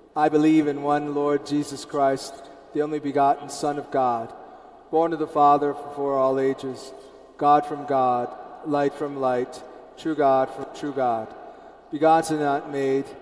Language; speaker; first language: English; early bilingual, other home language; Spanish